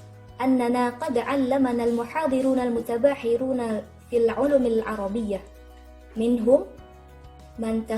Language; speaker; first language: Arabic; non-native, learner; Indonesian